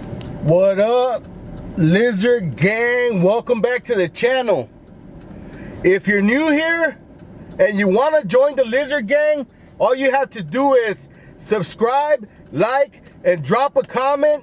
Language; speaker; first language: English; native; English